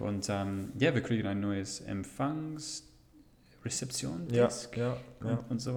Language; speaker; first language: German; non-native, fluent; English